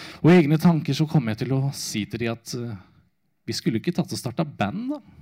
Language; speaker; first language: Norwegian; native; Norwegian